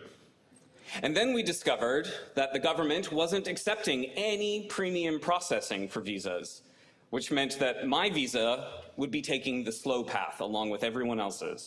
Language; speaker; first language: English; native; English